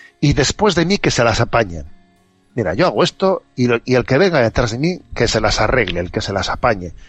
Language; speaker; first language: Spanish; native; Spanish